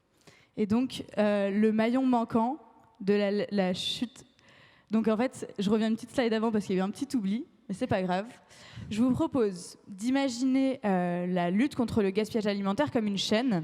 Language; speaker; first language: French; native; French